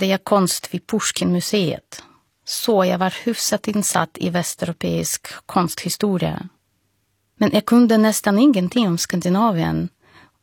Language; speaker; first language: Swedish; non-native, fluent; Russian